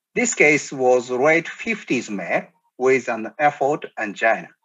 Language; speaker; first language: English; non-native, learner; Japanese